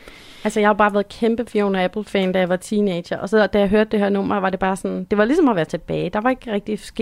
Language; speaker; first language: Danish; native; Danish